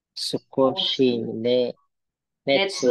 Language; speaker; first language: Japanese; non-native, learner; Filipino